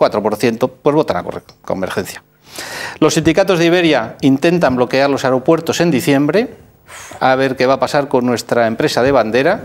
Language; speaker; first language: Spanish; native; Spanish